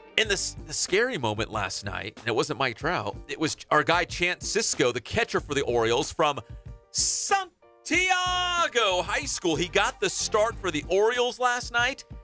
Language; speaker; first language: English; native; English